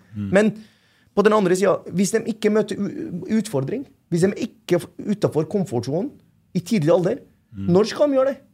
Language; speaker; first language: Norwegian; non-native, fluent; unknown